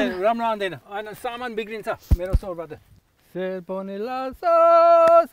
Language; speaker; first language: Nepali; non-native, learner; English